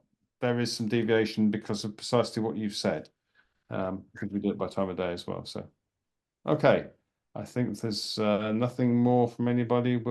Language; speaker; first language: English; native; English